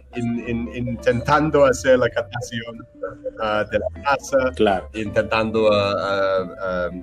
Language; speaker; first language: Spanish; non-native, fluent; English